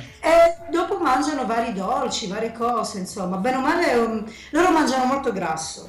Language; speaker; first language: Italian; native; Italian